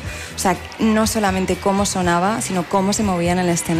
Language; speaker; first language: Spanish; native; Spanish